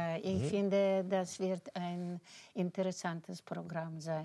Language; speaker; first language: German; non-native, fluent; Russian